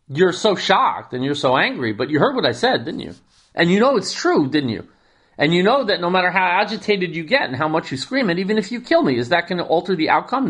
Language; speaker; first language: English; native; English